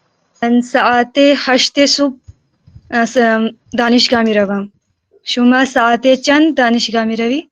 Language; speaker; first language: Persian; non-native, learner; Urdu